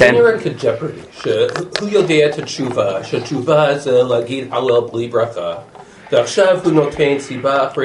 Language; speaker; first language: Hebrew; non-native, fluent; English